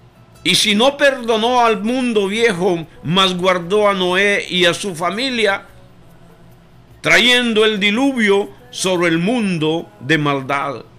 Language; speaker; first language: Spanish; native; Spanish